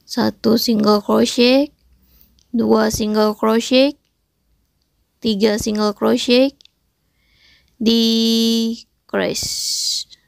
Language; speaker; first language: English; non-native, local second language; Indonesian